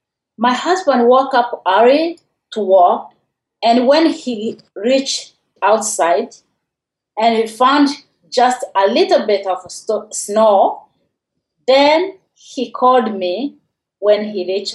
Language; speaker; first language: English; non-native, local second language; Kinyarwanda